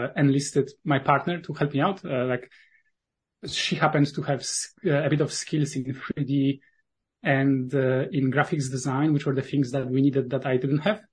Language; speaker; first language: English; non-native, fluent; Polish